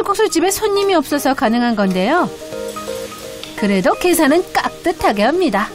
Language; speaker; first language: Korean; native; Korean